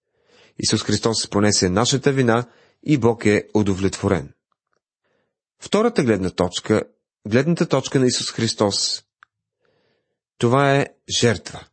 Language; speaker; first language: Bulgarian; native; Bulgarian